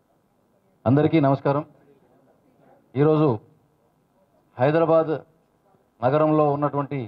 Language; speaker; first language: Telugu; native; Telugu